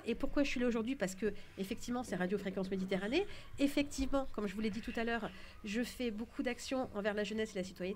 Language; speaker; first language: French; native; French